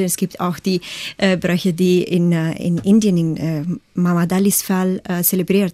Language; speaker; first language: German; non-native, fluent; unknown